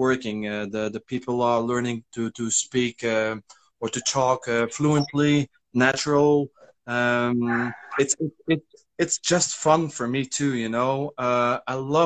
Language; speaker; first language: English; non-native, fluent; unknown